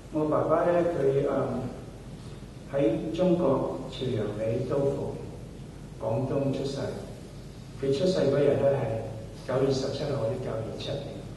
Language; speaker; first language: Cantonese; early bilingual, heritage; Cantonese